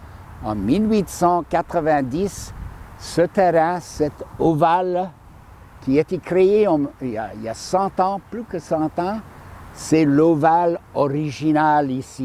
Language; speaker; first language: French; non-native, fluent; English